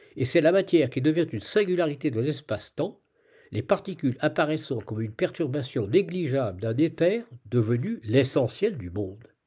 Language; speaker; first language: French; native; French